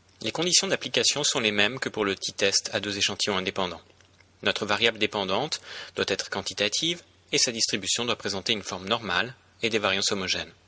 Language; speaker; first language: French; native; French